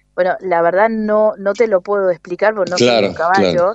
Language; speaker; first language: Spanish; native; Spanish